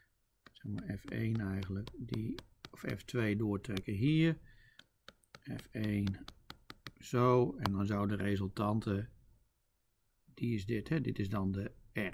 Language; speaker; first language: Dutch; native; Dutch